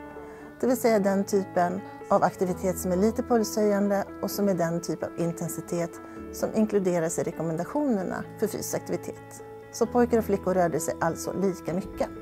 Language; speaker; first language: Swedish; native; Swedish